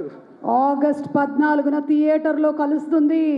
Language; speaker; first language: Telugu; native; Telugu